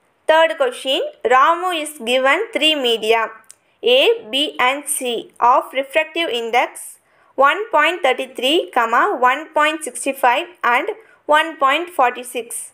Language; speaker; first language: English; non-native, local second language; Tamil